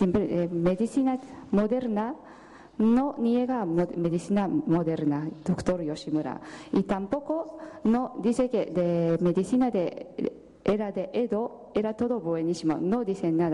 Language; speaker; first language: Spanish; non-native, fluent; Japanese